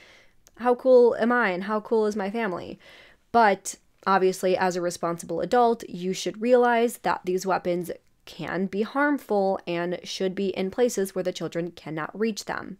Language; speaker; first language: English; native; English